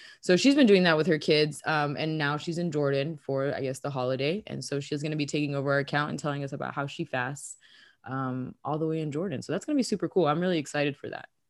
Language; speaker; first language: English; early bilingual, other home language; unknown